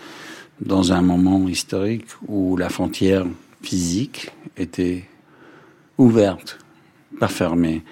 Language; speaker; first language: French; non-native, fluent; English